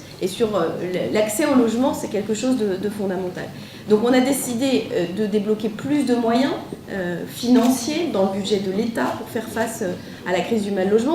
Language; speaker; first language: French; native; French